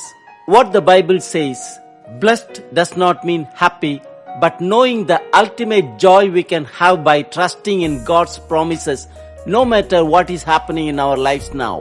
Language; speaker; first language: English; non-native, local second language; Tamil